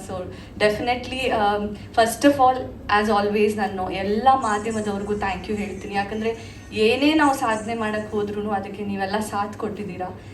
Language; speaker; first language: Kannada; non-native, local second language; Tulu